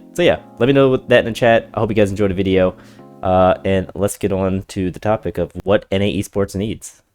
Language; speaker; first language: English; native; English